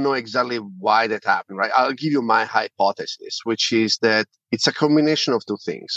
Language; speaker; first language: English; non-native, fluent; Italian